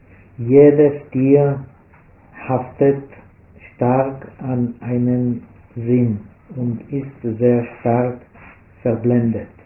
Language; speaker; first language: German; non-native, fluent; Czech